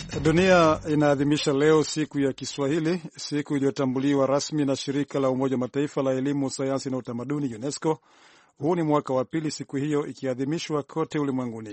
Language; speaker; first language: Swahili; non-native, local second language; Rundi